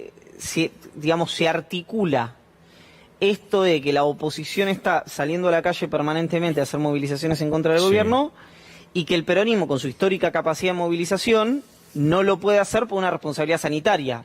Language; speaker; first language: Spanish; native; Spanish